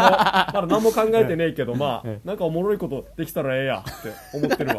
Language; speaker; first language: Japanese; native; Japanese